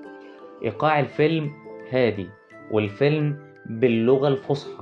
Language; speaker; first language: Arabic; native; Arabic